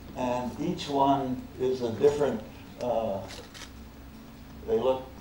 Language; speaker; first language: English; native; English